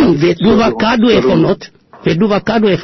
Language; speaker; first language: Swedish; non-native, fluent; Amharic